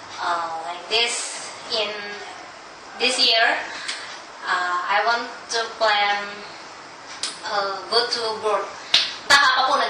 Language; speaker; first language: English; non-native, learner; Indonesian